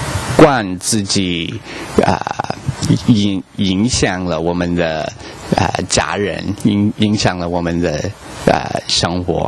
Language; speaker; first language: Chinese; non-native, learner; English